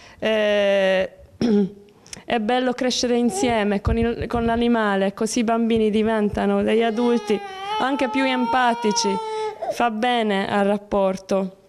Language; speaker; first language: Italian; native; Italian